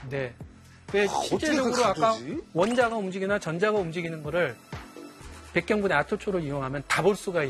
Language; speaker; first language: Korean; native; Korean